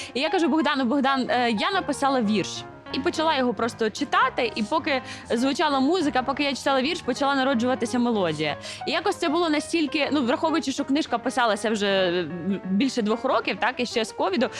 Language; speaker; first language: Ukrainian; native; Ukrainian